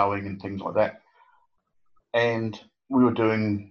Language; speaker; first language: English; native; English